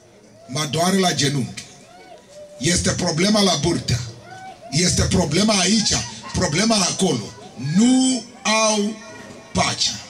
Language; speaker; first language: Romanian; non-native, learner; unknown